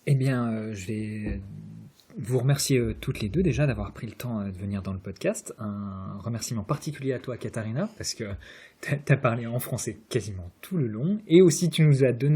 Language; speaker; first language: French; native; French